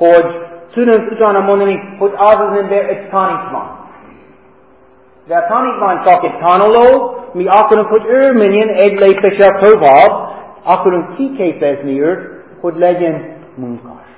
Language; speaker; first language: Hungarian; non-native, fluent; English